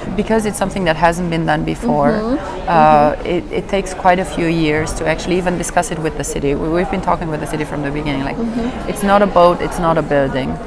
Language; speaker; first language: English; non-native, fluent; Romanian